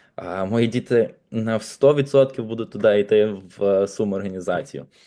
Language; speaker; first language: Ukrainian; native; Ukrainian